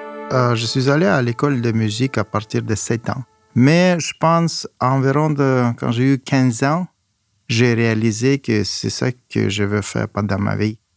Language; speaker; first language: French; non-native, fluent; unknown